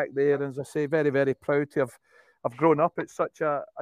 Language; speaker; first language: English; native; English